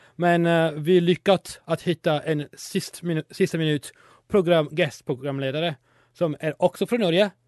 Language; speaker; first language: Swedish; non-native, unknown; Italian